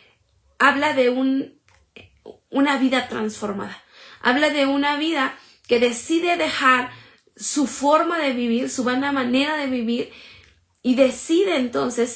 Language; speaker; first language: Spanish; native; Spanish